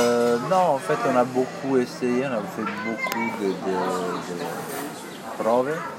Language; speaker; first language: French; non-native, fluent; Italian